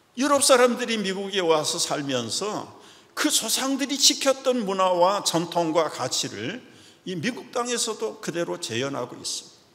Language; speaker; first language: Korean; native; Korean